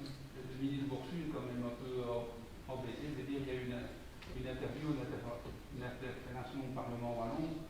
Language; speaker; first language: French; native; French